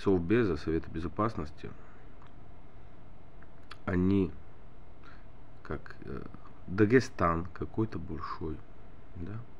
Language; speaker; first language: Russian; non-native, learner; Bulgarian